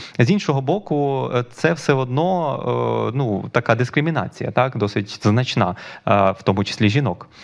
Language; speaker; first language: Ukrainian; native; Ukrainian